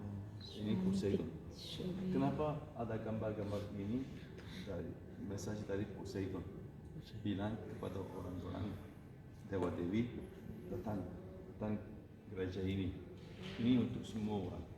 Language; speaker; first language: Indonesian; non-native, learner; Turkish